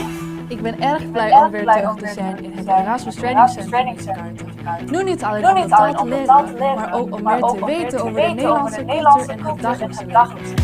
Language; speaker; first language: Dutch; non-native, learner; Indonesian